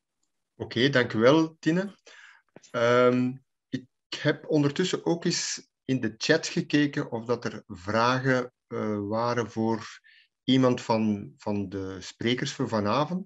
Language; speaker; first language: Dutch; native; Dutch